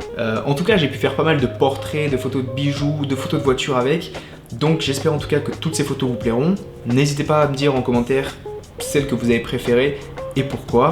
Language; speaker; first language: French; native; French